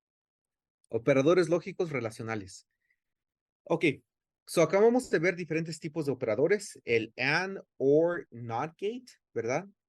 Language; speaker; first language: Spanish; early bilingual, heritage; English